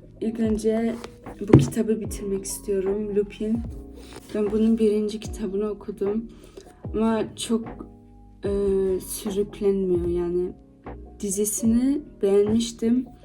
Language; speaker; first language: Turkish; early bilingual, heritage; Turkish